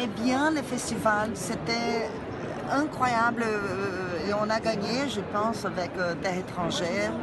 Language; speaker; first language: French; non-native, learner; Portuguese